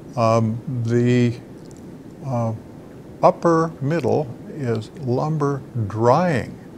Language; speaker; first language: English; native; English